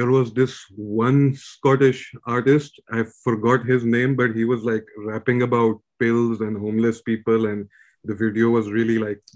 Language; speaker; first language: English; non-native, local second language; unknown